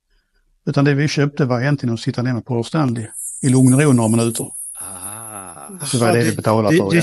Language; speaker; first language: Swedish; native; Swedish